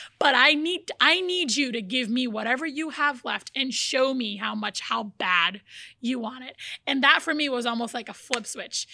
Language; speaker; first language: English; early bilingual, other home language; Portuguese